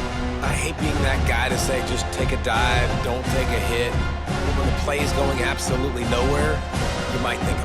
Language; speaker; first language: English; native; English